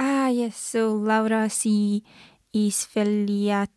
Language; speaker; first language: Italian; non-native, learner; English